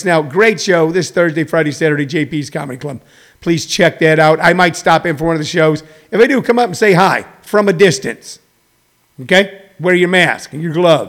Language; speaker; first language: English; native; English